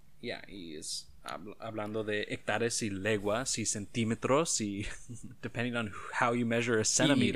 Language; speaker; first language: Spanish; non-native, learner; English